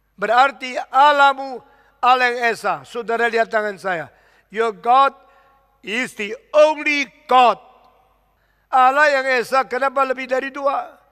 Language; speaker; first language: Indonesian; early bilingual, other home language; Min Nan Chinese